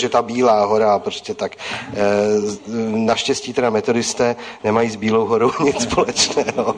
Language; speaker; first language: Czech; native; Czech